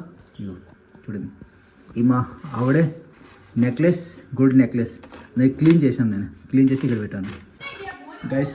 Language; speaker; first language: Telugu; non-native, learner; Hindi